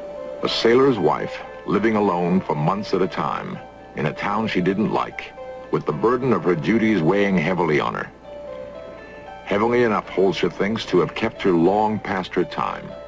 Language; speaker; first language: English; native; English